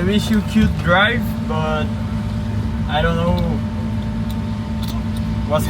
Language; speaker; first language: English; non-native, learner; Portuguese